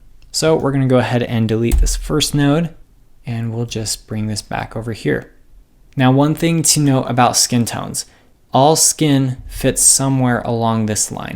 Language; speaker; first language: English; native; English